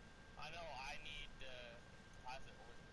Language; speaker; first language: English; native; English